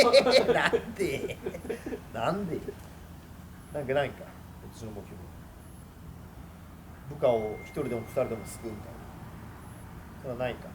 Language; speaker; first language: Japanese; native; Japanese